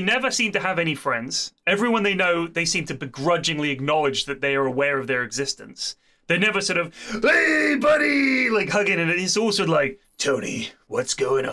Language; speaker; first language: English; native; English